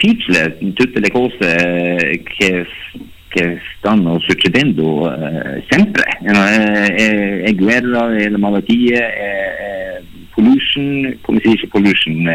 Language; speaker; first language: Italian; non-native, learner; Norwegian